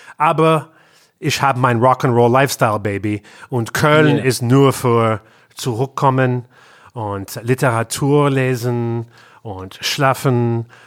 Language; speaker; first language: German; non-native, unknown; English